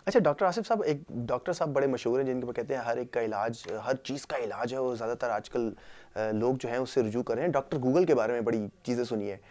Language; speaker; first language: Urdu; native; Urdu